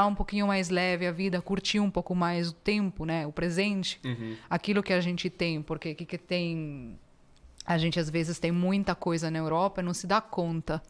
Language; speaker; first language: Portuguese; non-native, fluent; Italian